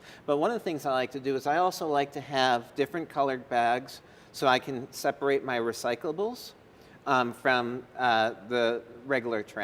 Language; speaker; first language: English; native; English